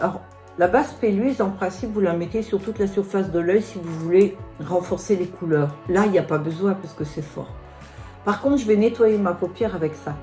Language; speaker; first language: French; native; French